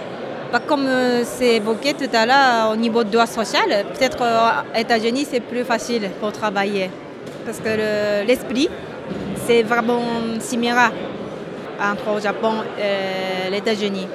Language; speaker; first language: French; non-native, fluent; Japanese